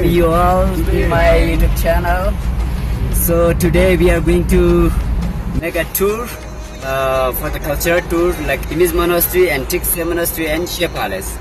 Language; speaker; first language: English; non-native, local second language; Ladakhi